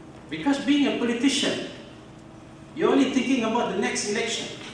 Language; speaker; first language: English; non-native, local second language; Malay